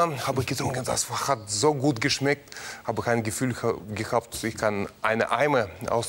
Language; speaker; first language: German; non-native, learner; Russian